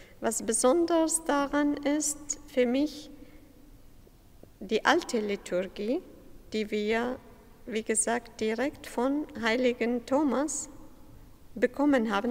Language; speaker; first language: German; non-native, fluent; Syriac